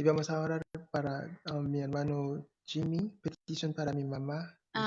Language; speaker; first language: Spanish; non-native, fluent; English